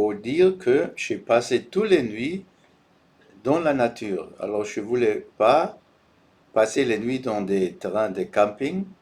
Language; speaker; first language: French; non-native, fluent; German